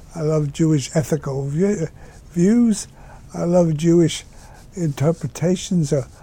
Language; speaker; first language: English; native; English